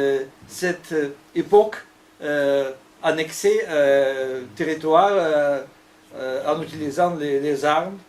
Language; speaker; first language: French; non-native, fluent; Russian